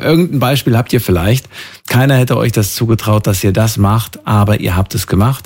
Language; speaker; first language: German; native; German